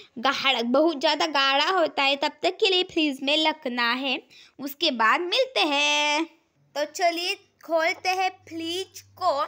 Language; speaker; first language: Hindi; non-native, local second language; Marathi